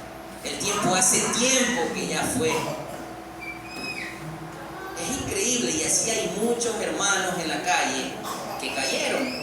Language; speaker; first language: Spanish; native; Spanish